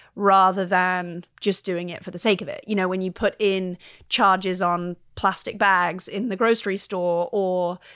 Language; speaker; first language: English; native; English